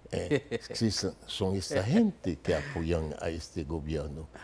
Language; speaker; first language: Spanish; non-native, fluent; Haitian Creole